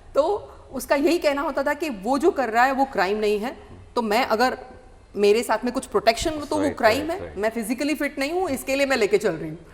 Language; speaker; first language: Hindi; non-native, local second language; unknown